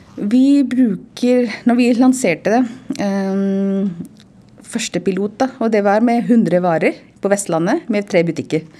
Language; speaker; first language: Norwegian; non-native, fluent; Hindi